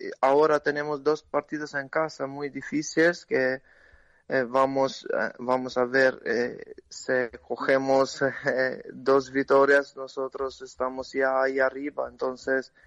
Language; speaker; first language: Spanish; non-native, learner; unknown